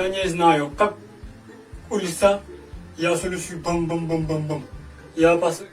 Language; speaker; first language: Russian; non-native, learner; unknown